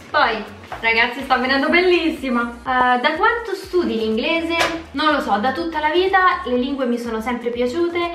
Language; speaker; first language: Italian; native; Italian